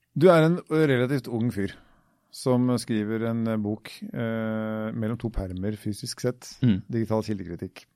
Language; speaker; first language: Norwegian; native; Norwegian